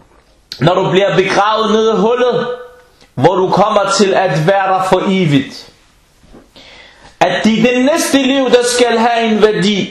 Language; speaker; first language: Danish; non-native, local second language; Arabic